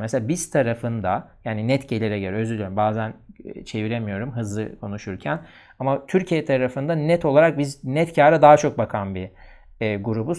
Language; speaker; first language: Turkish; native; Turkish